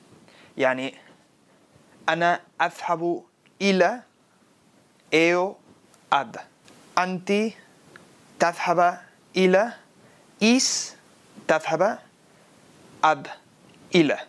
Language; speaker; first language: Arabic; non-native, fluent; Spanish